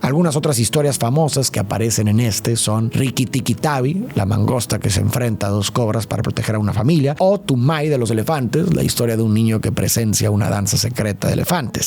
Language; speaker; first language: Spanish; native; Spanish